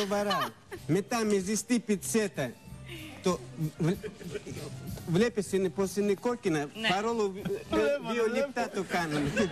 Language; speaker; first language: Greek; non-native, fluent; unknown